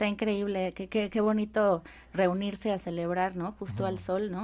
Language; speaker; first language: Spanish; native; Spanish